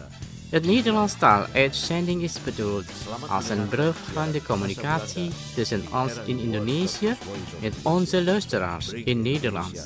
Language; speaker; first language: Dutch; non-native, learner; Indonesian